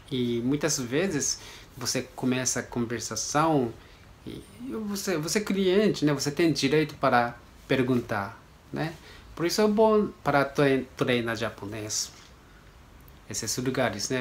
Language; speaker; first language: Portuguese; non-native, fluent; Japanese